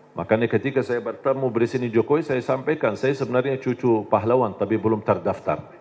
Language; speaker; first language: Indonesian; non-native, fluent; Arabic